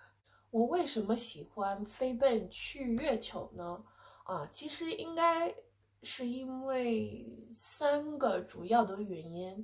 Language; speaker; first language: Chinese; non-native, fluent; English